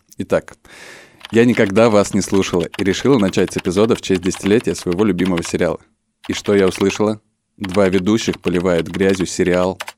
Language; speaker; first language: Russian; native; Russian